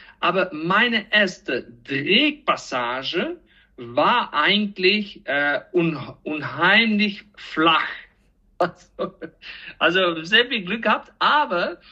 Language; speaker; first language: German; non-native, fluent; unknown